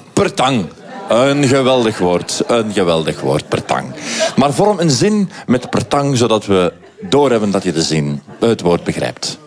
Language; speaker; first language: Dutch; native; Dutch